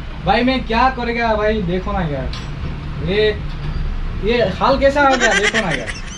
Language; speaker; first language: Hindi; non-native, local second language; Assamese